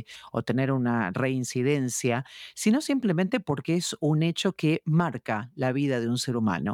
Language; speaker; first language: Spanish; native; Spanish